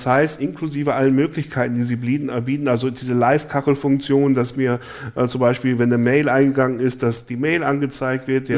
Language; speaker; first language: German; native; German